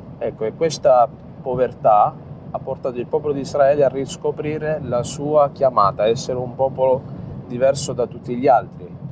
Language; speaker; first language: Italian; native; Italian